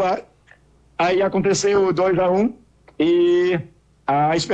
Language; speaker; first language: Portuguese; non-native, fluent; Dutch